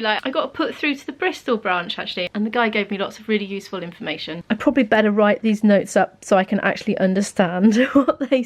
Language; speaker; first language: English; native; English